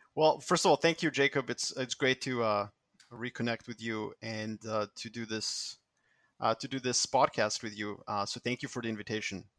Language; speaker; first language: English; non-native, fluent; Serbian